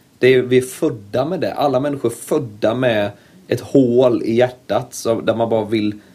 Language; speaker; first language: Swedish; native; Swedish